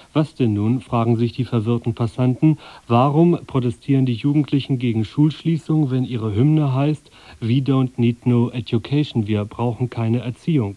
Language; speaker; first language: German; native; German